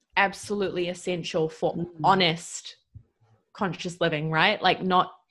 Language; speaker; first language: English; native; English